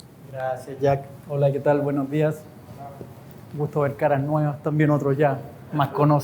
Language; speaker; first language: Spanish; native; Spanish